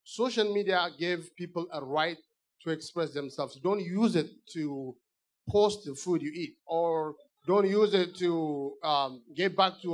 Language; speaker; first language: English; non-native, fluent; Amharic